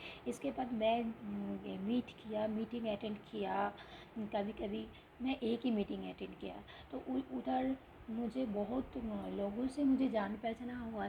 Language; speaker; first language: Hindi; non-native, local second language; Bangla